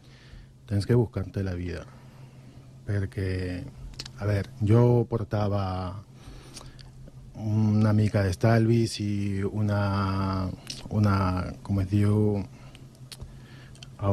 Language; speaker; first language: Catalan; non-native, learner; Spanish